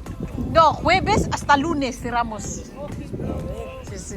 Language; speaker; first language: Spanish; non-native, fluent; Filipino